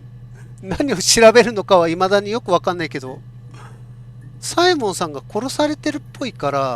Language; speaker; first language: Japanese; native; Japanese